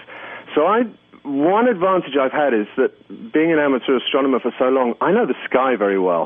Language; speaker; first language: English; native; English